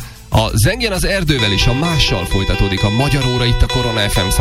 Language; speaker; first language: Hungarian; native; Hungarian